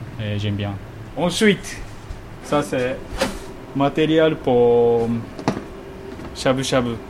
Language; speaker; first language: French; non-native, learner; Japanese